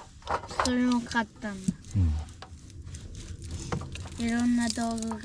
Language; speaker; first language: Japanese; native; Japanese